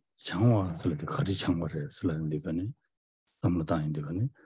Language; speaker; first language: French; non-native, learner; Tibetan